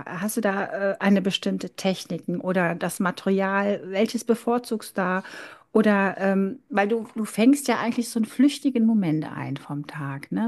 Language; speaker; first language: German; native; German